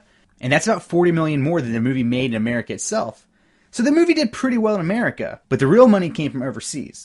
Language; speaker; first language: English; native; English